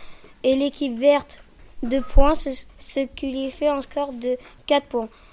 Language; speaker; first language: French; native; French